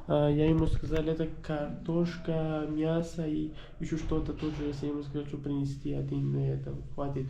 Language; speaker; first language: Russian; non-native, learner; Kyrgyz